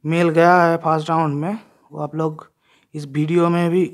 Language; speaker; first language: Hindi; non-native, local second language; Bangla